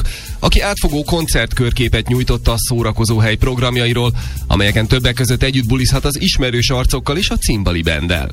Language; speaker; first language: Hungarian; native; Hungarian